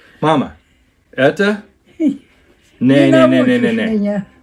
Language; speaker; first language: Russian; non-native, learner; English